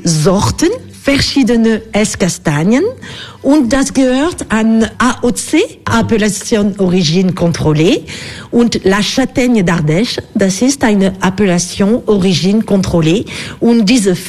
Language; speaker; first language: German; non-native, fluent; French